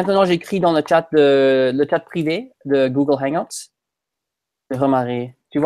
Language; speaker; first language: French; non-native, fluent; English